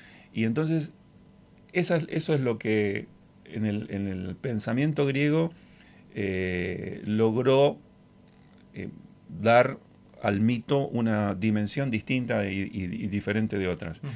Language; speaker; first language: Spanish; native; Spanish